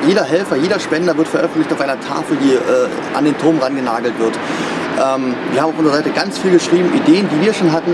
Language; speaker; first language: German; native; German